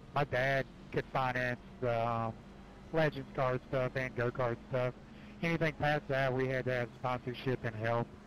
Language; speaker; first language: English; native; English